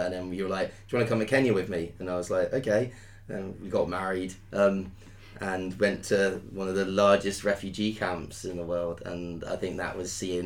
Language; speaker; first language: English; native; English